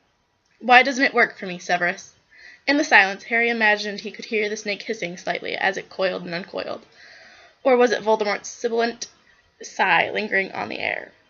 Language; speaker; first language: English; native; English